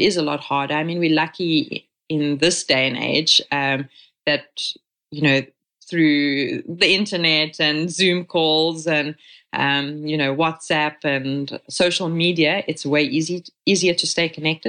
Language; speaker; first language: English; native; English